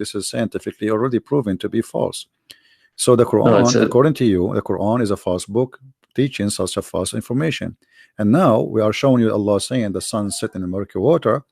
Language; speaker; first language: English; non-native, local second language; Arabic